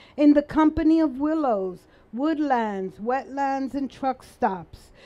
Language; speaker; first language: English; early bilingual, other home language; Spanish